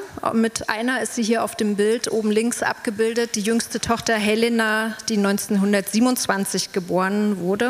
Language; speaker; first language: German; native; German